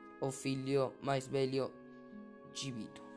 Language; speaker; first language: Portuguese; non-native, learner; Spanish